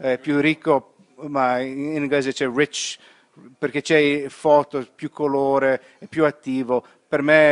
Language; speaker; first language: Italian; non-native, learner; English